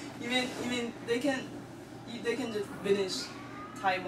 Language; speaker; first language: English; non-native, learner; Chinese